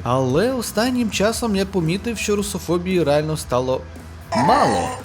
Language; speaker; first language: Ukrainian; native; Ukrainian